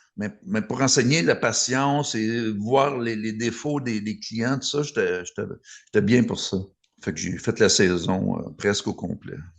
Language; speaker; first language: French; native; French